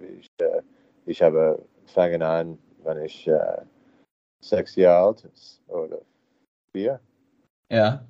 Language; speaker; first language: German; non-native, learner; English